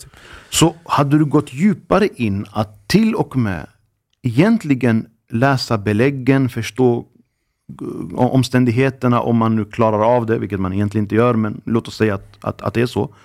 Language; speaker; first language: Swedish; early bilingual, other home language; Arabic